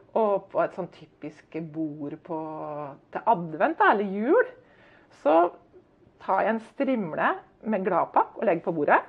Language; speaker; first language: Norwegian; native; Norwegian